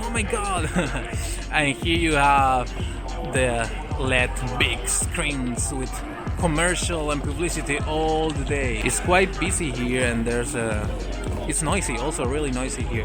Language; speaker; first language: English; non-native, fluent; Spanish